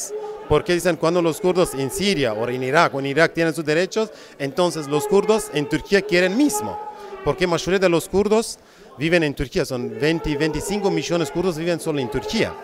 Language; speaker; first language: Spanish; non-native, fluent; Kurdish